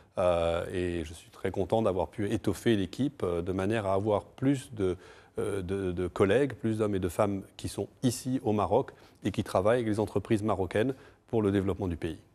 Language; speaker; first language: French; non-native, fluent; Portuguese